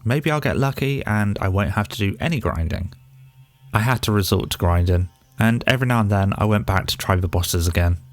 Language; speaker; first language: English; native; English